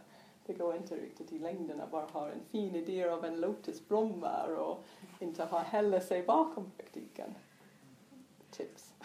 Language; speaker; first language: Swedish; non-native, fluent; English